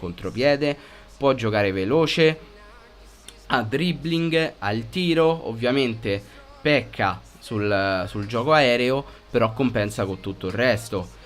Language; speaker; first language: Italian; native; Italian